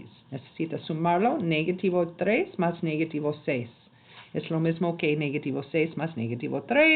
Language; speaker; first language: Spanish; non-native, learner; English